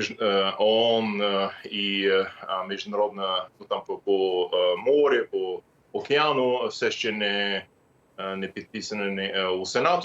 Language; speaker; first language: Ukrainian; non-native, fluent; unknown